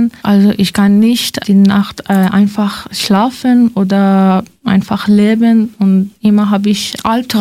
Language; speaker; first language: German; non-native, learner; Persian